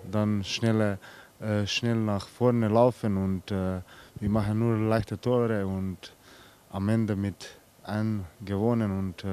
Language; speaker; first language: German; non-native, fluent; Slovenian